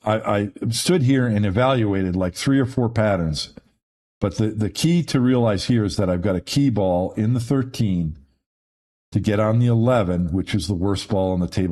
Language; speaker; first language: English; native; English